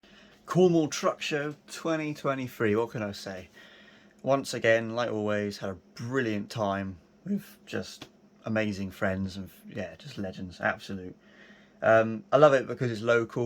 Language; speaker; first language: English; native; English